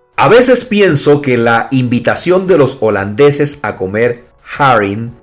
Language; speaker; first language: Spanish; native; Spanish